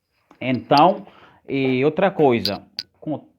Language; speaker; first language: Portuguese; non-native, fluent; Haitian Creole